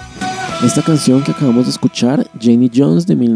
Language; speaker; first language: Spanish; native; Spanish